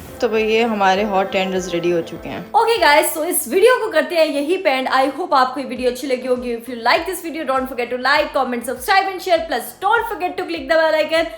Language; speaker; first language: Urdu; non-native, local second language; Punjabi